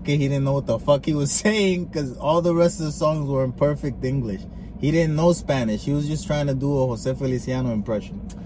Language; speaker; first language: English; early bilingual, other home language; Spanish